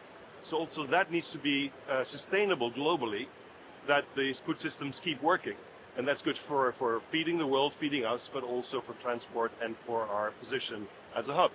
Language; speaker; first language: English; non-native, fluent; Dutch